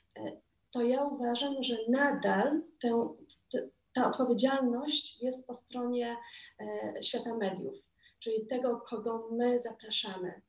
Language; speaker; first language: Polish; native; Polish